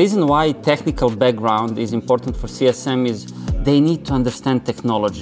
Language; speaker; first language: English; non-native, fluent; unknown